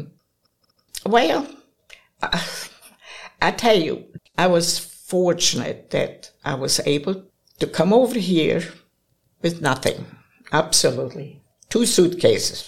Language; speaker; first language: English; non-native, fluent; German